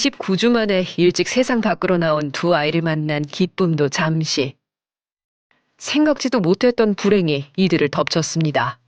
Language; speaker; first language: Korean; native; Korean